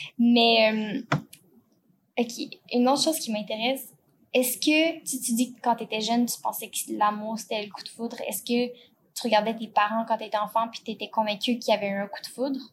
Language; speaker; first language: French; native; French